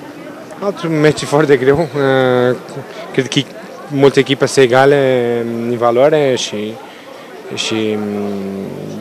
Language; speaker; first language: Romanian; non-native, learner; Spanish